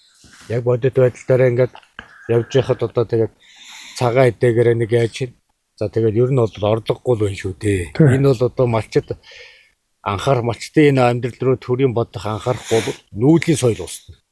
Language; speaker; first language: Mongolian; native; Mongolian